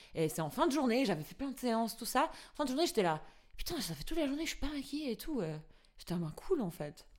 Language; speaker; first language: French; non-native, fluent; Albanian